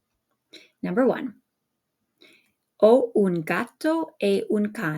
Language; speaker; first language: Italian; non-native, fluent; English